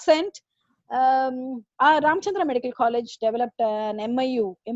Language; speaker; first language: English; non-native, local second language; Tamil